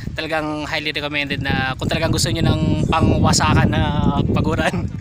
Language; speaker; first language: Filipino; native; Filipino